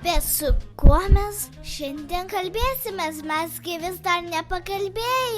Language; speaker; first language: Lithuanian; early bilingual, heritage; Lithuanian